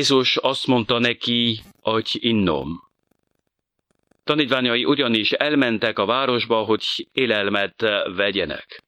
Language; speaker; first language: Hungarian; non-native, fluent; French